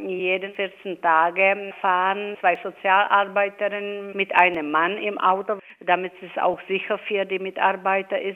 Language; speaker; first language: German; non-native, fluent; Czech